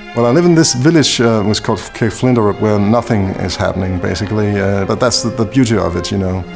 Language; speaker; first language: English; non-native, fluent; Danish